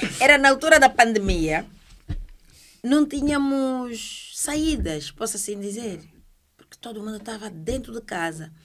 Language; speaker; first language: Portuguese; native; Portuguese